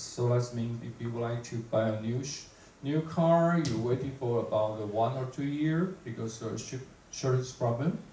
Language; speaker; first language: English; non-native, fluent; Chinese